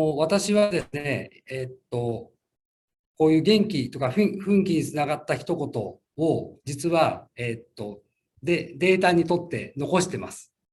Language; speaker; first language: Japanese; native; Japanese